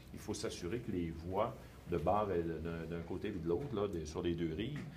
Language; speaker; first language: French; native; French